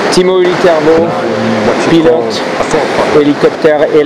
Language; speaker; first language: French; early bilingual, heritage; Finnish